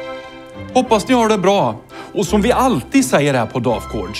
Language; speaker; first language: Swedish; native; Swedish